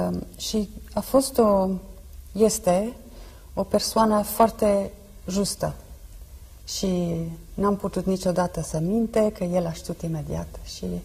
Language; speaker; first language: Romanian; non-native, fluent; French